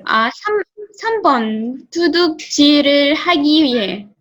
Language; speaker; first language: Korean; non-native, learner; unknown